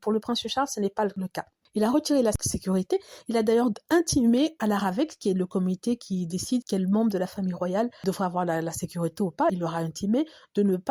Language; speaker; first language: French; native; French